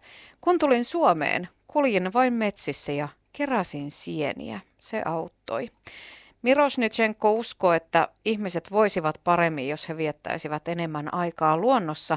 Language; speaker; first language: Finnish; native; Finnish